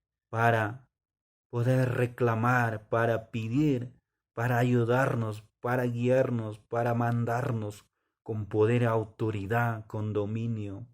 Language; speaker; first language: Spanish; non-native, local second language; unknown